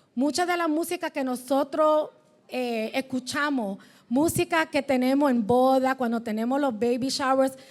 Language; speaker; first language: Spanish; early bilingual, heritage; Spanish